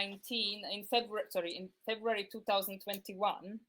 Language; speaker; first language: English; non-native, fluent; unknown